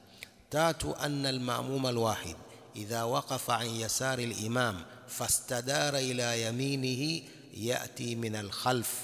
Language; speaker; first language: Arabic; non-native, fluent; Swahili